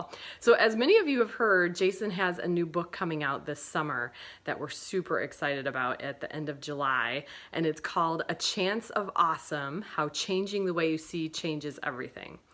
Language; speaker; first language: English; native; English